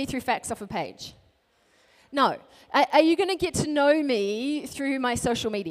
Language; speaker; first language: English; native; English